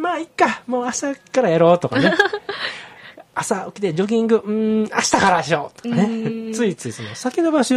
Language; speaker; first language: Japanese; native; Japanese